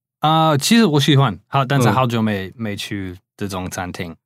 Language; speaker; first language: Chinese; non-native, fluent; English